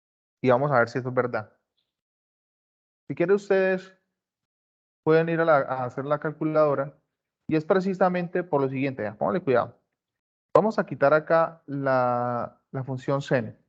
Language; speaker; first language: Spanish; native; Spanish